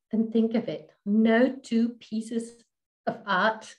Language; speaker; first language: English; non-native, fluent; Danish